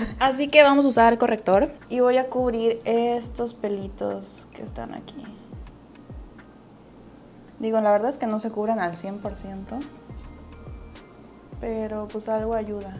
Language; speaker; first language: Spanish; native; Spanish